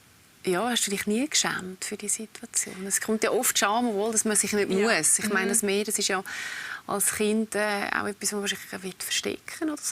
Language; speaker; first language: German; native; German